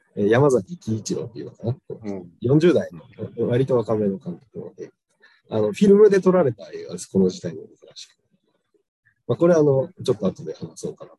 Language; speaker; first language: Japanese; native; Japanese